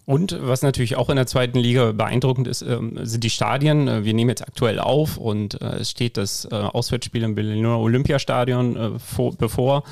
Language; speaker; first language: German; native; German